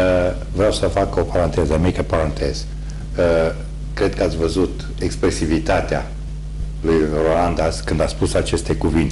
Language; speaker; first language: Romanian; native; Romanian